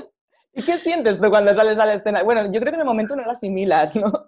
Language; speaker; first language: Spanish; native; Spanish